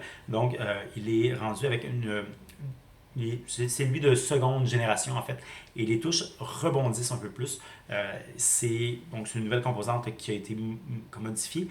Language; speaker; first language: French; native; French